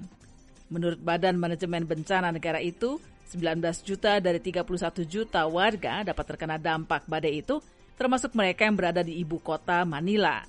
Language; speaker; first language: Indonesian; native; Indonesian